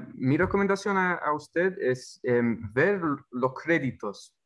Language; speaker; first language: Spanish; non-native, fluent; English